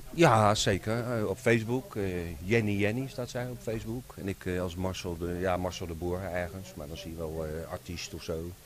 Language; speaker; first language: Dutch; native; Dutch